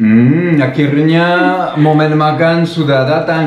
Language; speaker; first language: Indonesian; non-native, learner; Swiss German